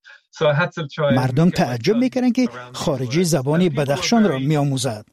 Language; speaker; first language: Persian; non-native, fluent; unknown